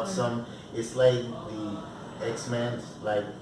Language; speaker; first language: English; non-native, learner; Spanish